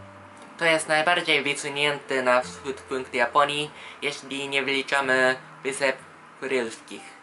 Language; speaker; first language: Polish; non-native, fluent; Japanese